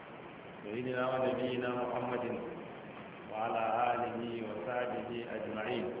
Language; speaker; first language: Arabic; non-native, fluent; Hausa